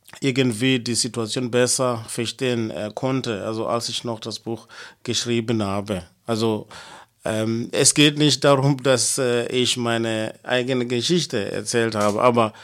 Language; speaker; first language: German; non-native, fluent; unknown